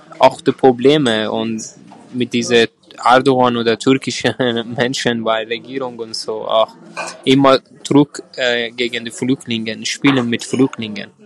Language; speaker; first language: German; non-native, learner; Persian